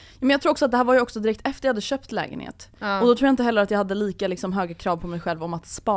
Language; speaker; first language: Swedish; native; Swedish